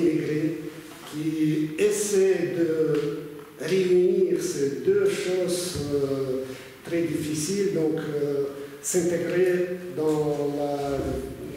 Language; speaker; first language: French; non-native, fluent; Russian